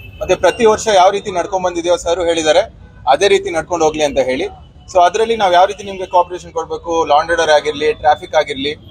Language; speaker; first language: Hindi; non-native, local second language; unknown